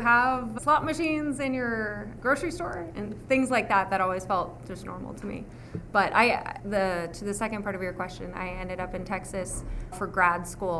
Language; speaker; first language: English; native; English